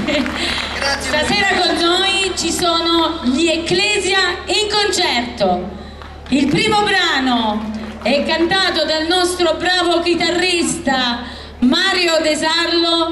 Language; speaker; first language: Italian; native; Italian